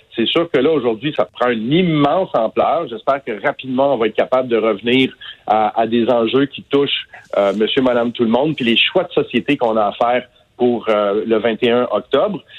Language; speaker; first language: French; native; French